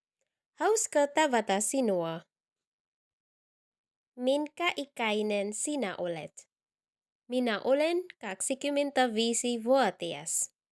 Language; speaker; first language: Finnish; non-native, learner; Cebuano